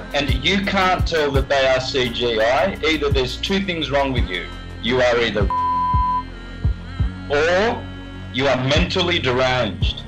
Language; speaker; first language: English; native; English